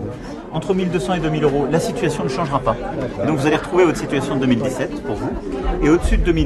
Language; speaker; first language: French; native; French